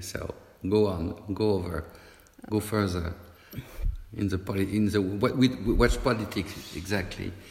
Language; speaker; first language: English; non-native, learner; French